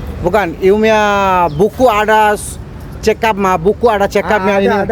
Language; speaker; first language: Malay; non-native, learner; Bangla